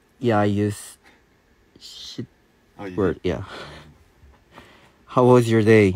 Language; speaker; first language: English; non-native, learner; Korean